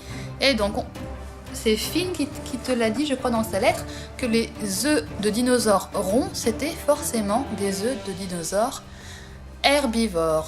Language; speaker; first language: French; native; French